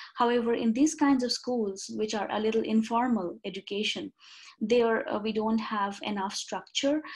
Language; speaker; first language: English; non-native, local second language; Bangla